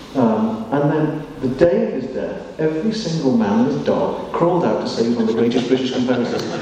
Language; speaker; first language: English; native; English